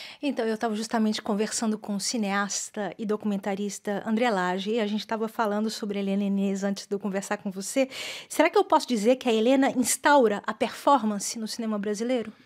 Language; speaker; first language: Portuguese; native; Portuguese